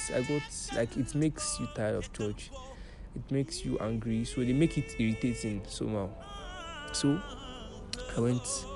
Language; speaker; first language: English; non-native, local second language; Yoruba